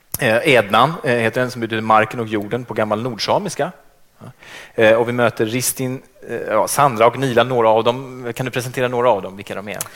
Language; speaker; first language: Swedish; native; Swedish